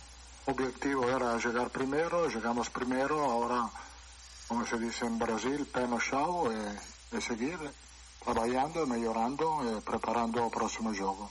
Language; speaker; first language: Portuguese; non-native, learner; Italian